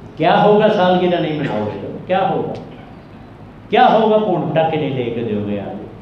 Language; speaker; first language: Urdu; non-native, local second language; Punjabi